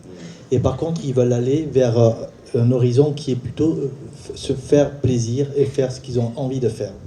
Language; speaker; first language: French; native; French